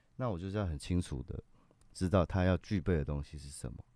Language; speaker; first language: Chinese; native; Chinese